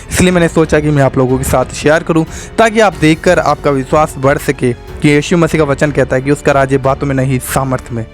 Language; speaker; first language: Hindi; native; Hindi